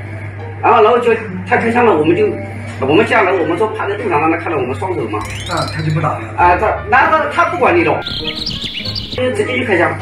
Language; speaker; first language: Chinese; native; Chinese